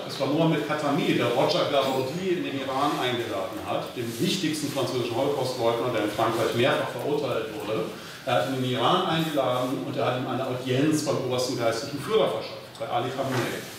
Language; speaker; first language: German; native; German